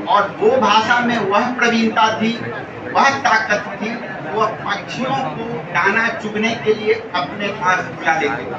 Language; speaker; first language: Hindi; native; Hindi